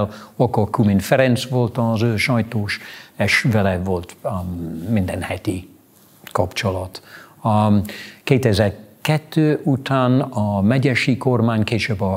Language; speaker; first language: Hungarian; non-native, fluent; English